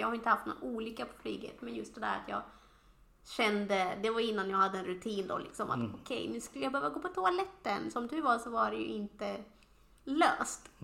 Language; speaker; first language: Swedish; native; Swedish